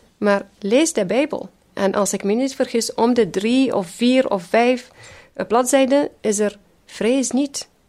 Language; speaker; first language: Dutch; non-native, fluent; Syriac